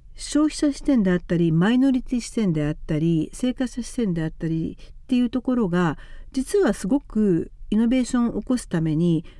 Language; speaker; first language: Japanese; native; Japanese